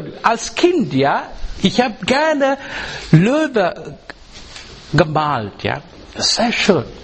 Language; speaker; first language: German; non-native, learner; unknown